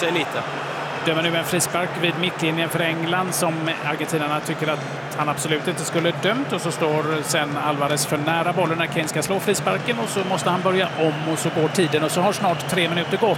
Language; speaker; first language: Swedish; native; Swedish